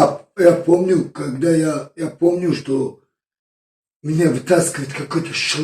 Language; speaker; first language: Russian; non-native, fluent; Tajik